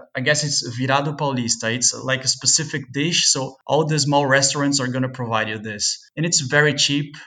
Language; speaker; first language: English; non-native, fluent; Portuguese